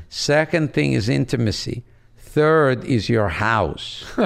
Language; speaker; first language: English; non-native, fluent; Russian